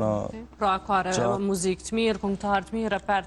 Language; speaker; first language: Albanian; native; Albanian